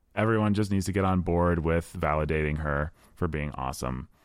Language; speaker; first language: English; native; English